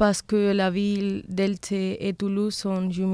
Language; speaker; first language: French; non-native, learner; Spanish